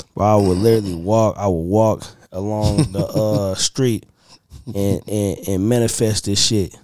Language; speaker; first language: English; native; English